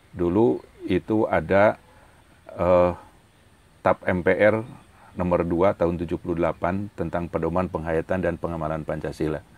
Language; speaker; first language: Indonesian; non-native, local second language; Sundanese